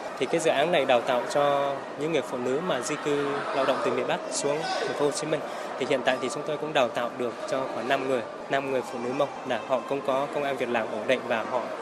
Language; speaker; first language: Vietnamese; non-native, local second language; Hmong